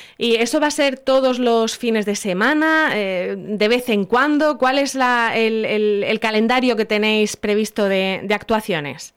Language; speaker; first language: Spanish; native; Spanish